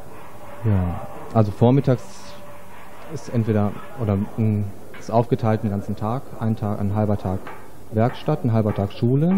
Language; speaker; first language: German; native; German